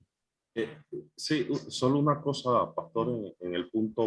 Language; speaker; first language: Spanish; native; Spanish